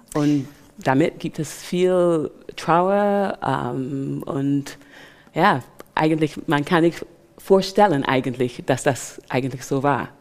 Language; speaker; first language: German; non-native, fluent; English